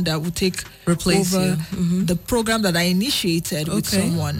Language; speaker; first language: English; non-native, local second language; Igbo